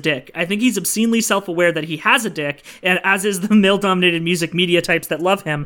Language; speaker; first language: English; native; English